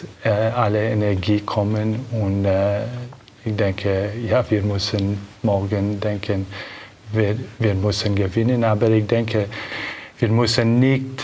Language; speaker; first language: German; non-native, learner; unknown